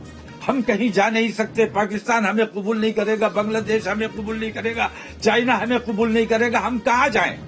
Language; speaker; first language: Hindi; native; Hindi